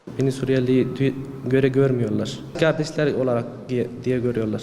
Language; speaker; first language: Turkish; early bilingual, other home language; Arabic